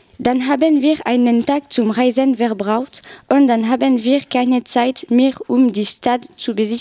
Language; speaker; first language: German; non-native, learner; French